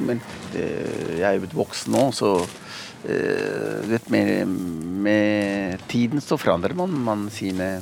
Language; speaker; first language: Norwegian; early bilingual, other home language; Punjabi